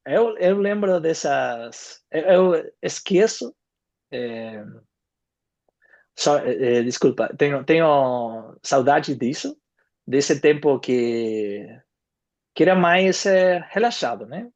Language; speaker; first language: Portuguese; non-native, fluent; Spanish